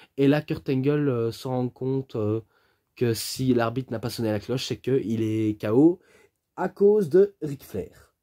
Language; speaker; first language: French; native; French